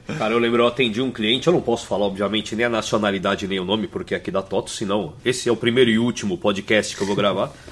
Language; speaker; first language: Portuguese; native; Portuguese